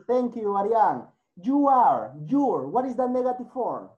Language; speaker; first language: English; non-native, learner; Spanish